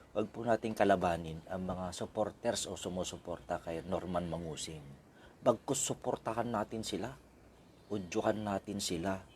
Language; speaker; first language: Filipino; non-native, local second language; Iloko